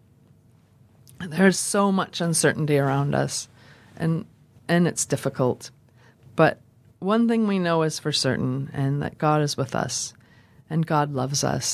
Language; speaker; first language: English; native; English